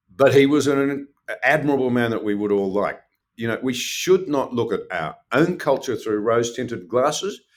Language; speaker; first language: English; native; English